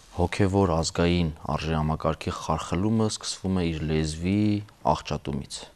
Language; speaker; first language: Armenian; native; Armenian